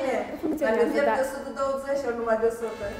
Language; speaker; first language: Romanian; non-native, local second language; Russian